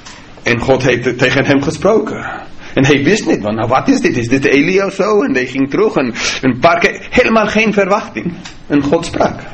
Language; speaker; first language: Dutch; non-native, fluent; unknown